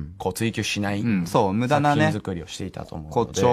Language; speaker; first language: Japanese; native; Japanese